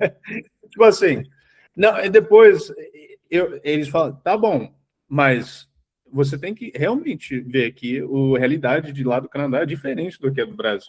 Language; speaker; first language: Portuguese; early bilingual, heritage; English